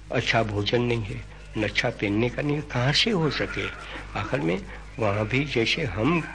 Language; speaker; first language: Hindi; non-native, local second language; Gujarati